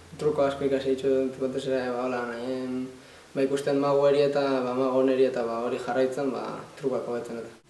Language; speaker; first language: Basque; native; Basque